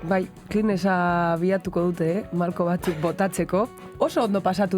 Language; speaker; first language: Basque; native; Basque